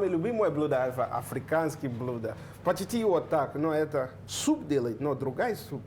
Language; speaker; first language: Russian; non-native, learner; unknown